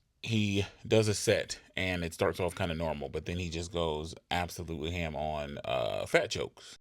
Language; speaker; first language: English; native; English